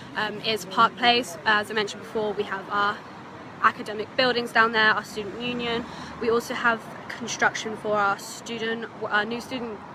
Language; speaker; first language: English; native; English